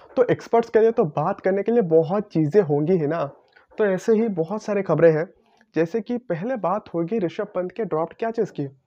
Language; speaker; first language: Hindi; non-native, local second language; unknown